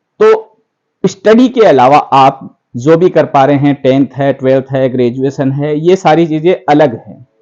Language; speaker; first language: Hindi; native; Hindi